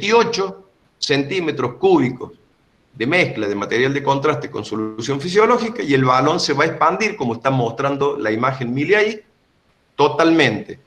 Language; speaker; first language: Spanish; native; Spanish